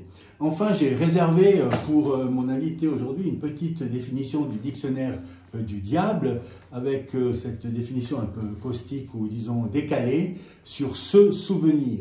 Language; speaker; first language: French; native; French